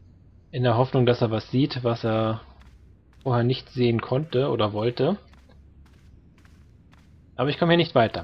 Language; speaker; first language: German; native; German